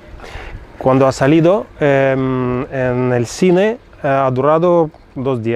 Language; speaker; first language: Spanish; non-native, fluent; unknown